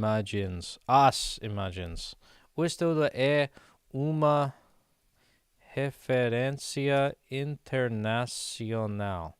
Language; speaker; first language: Portuguese; non-native, learner; English